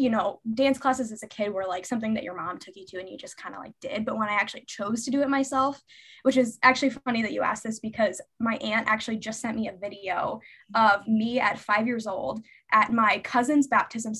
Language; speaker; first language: English; native; English